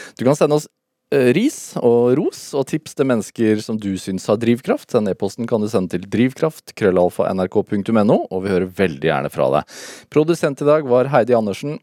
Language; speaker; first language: Norwegian; native; Norwegian